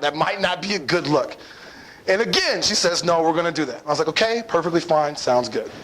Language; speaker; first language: English; native; English